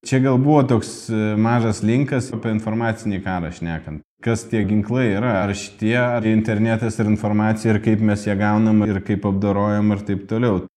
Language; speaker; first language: Lithuanian; non-native, local second language; Russian